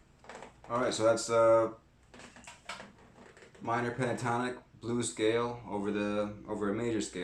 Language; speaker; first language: English; native; English